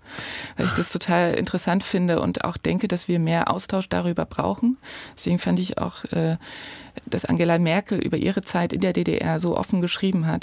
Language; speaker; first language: German; native; German